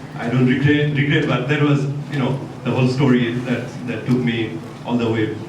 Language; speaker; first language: English; non-native, local second language; Nepali